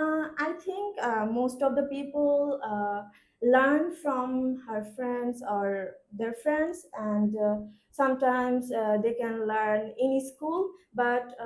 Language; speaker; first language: English; non-native, learner; Bangla